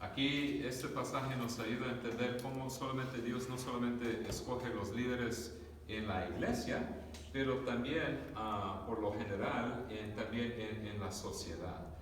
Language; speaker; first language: Spanish; early bilingual, other home language; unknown